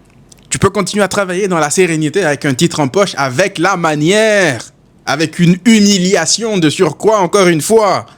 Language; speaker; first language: French; native; French